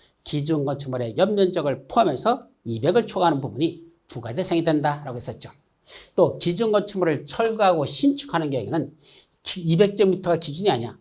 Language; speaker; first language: Korean; native; Korean